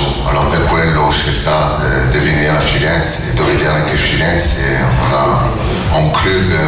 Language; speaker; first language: Italian; non-native, fluent; French